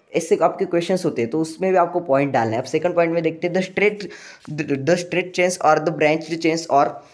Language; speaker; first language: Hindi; non-native, local second language; Marathi